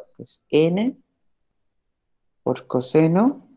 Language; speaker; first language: Spanish; native; Spanish